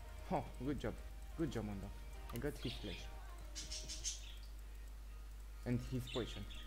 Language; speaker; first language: English; non-native, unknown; Romanian